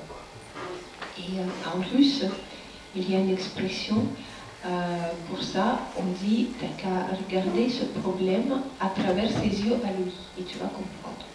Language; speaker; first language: French; non-native, fluent; Russian